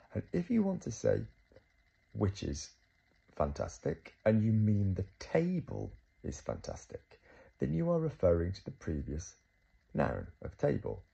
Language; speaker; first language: English; native; English